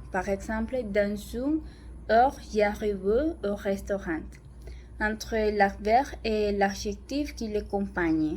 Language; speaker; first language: French; non-native, learner; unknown